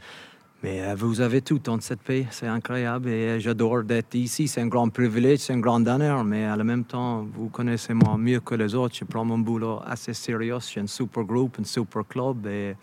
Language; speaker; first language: French; non-native, fluent; English